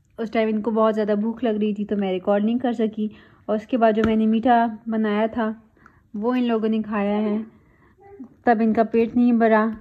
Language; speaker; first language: Urdu; native; Urdu